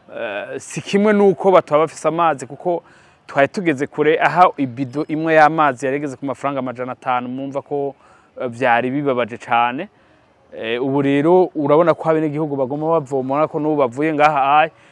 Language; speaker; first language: Rundi; native; Rundi